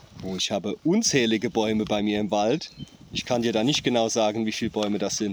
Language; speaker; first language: German; native; German